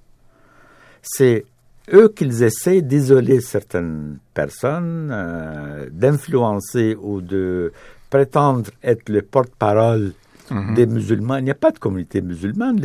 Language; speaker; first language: French; non-native, fluent; Arabic